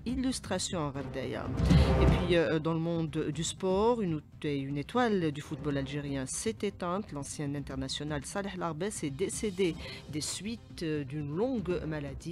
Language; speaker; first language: French; non-native, local second language; Arabic